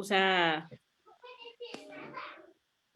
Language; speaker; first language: Spanish; native; Spanish